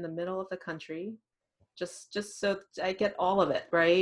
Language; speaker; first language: English; non-native, fluent; Thai